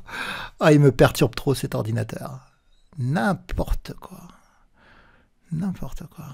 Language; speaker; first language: French; native; French